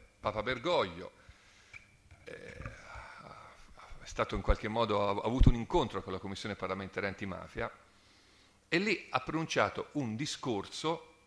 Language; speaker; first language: Italian; native; Italian